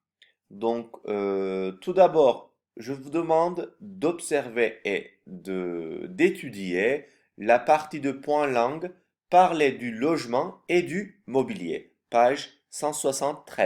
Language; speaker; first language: French; non-native, fluent; Turkish